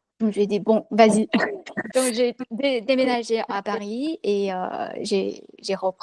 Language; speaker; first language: French; non-native, fluent; Chinese